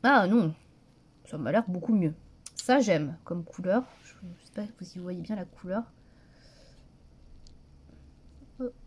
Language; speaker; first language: French; native; French